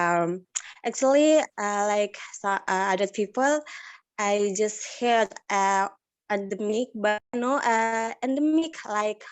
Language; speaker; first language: English; non-native, learner; Indonesian